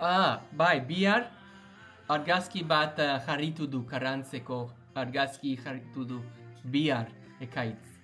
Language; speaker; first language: Basque; non-native, learner; English